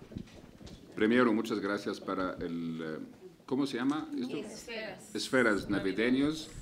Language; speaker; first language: Spanish; non-native, fluent; Arabic